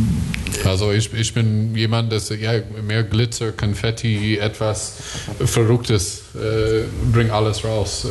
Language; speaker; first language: German; non-native, learner; English